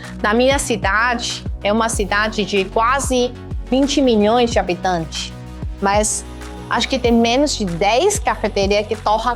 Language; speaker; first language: Portuguese; non-native, fluent; Chinese